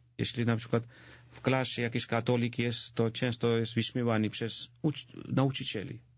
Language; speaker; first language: Polish; non-native, fluent; Georgian